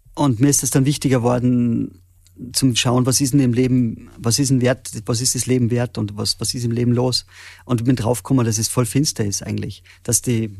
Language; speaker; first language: German; native; German